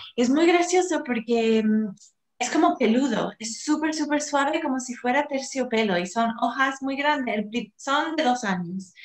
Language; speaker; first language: Spanish; non-native, fluent; English